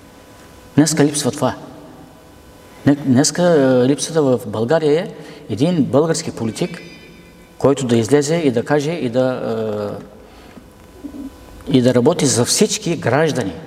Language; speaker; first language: Bulgarian; non-native, local second language; Turkish